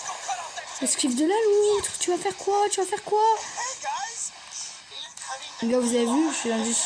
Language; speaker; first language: French; native; French